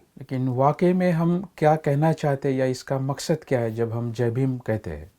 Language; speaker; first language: Hindi; non-native, local second language; Marathi